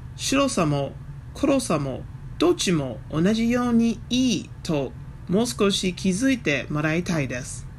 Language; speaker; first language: Japanese; non-native, fluent; English